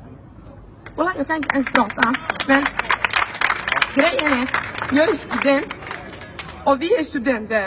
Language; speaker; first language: Swedish; non-native, fluent; Somali